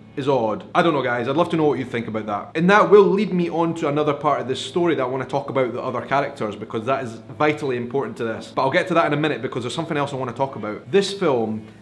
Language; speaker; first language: English; native; English